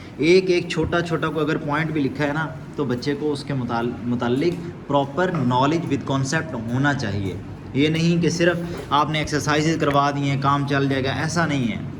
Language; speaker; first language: Urdu; non-native, local second language; Punjabi